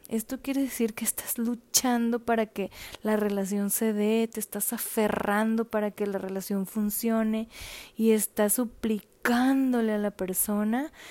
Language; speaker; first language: Spanish; native; Spanish